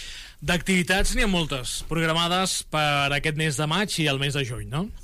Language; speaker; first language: Catalan; native; Catalan